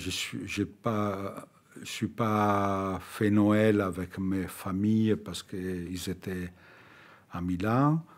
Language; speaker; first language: French; non-native, fluent; Italian